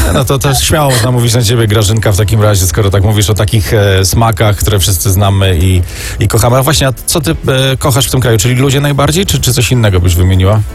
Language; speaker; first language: Polish; native; Polish